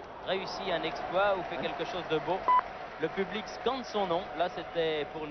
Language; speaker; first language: French; native; French